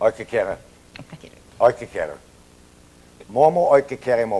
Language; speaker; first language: Japanese; non-native, learner; English